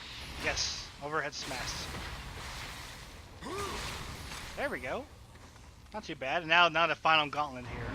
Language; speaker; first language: English; native; English